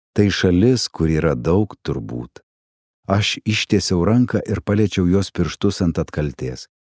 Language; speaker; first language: Lithuanian; native; Lithuanian